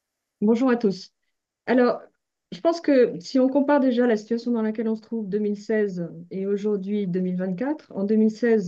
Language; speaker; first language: French; native; French